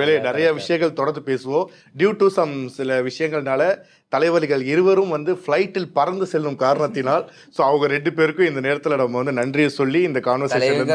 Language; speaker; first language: Tamil; native; Tamil